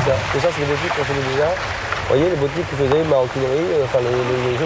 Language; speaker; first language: French; non-native, fluent; Chinese